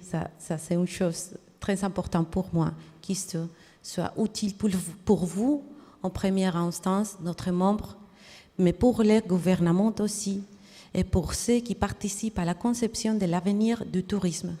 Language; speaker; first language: French; non-native, fluent; Spanish